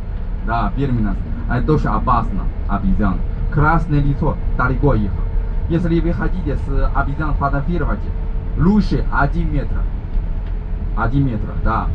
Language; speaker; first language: Russian; non-native, learner; Chinese